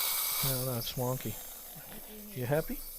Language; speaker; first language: English; native; English